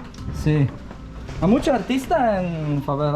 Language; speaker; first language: Portuguese; non-native, learner; Polish